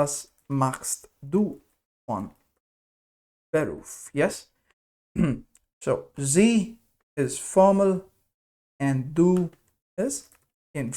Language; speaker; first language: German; non-native, fluent; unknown